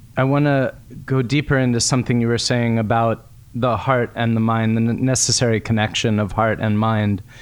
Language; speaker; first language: English; native; English